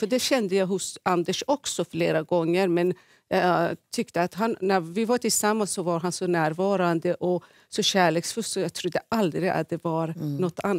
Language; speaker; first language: Swedish; non-native, fluent; Persian